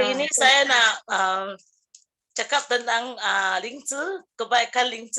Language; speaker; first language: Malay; non-native, local second language; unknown